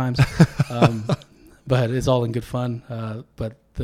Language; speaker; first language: English; early bilingual, other home language; Tongan